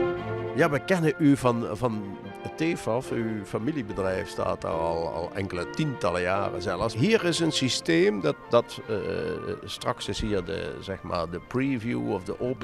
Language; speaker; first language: Dutch; native; Dutch